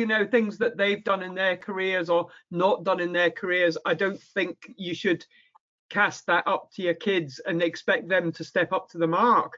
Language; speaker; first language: English; native; English